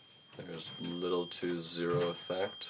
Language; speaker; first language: English; native; English